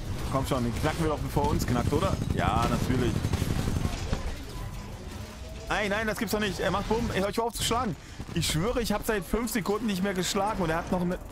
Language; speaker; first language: German; native; German